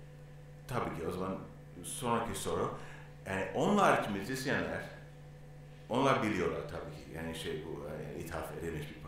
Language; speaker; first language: Turkish; non-native, learner; English